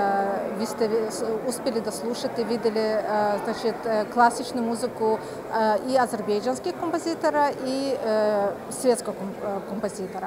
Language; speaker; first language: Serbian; non-native, fluent; Azerbaijani